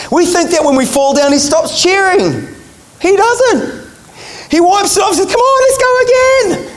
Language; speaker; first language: English; native; English